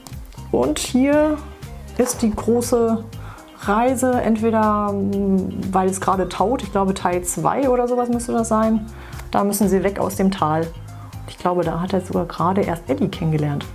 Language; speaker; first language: German; native; German